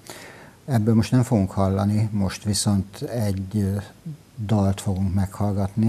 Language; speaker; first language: Hungarian; native; Hungarian